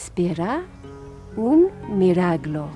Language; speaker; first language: Spanish; non-native, fluent; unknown